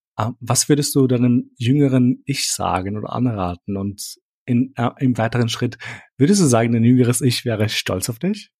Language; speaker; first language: German; early bilingual, other home language; Albanian